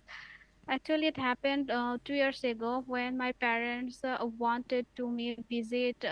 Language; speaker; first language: English; non-native, learner; Bangla